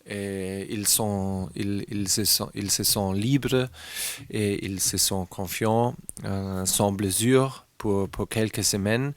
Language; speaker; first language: French; non-native, learner; German